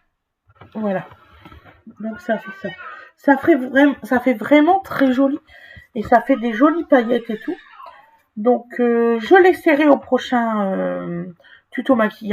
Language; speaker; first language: French; native; French